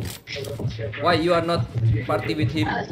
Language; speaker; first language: English; non-native, learner; Indonesian